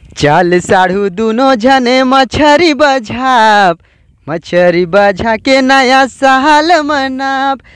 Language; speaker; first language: Hindi; native; Hindi